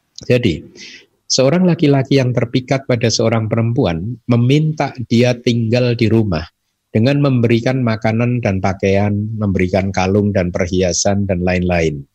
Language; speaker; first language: Indonesian; native; Indonesian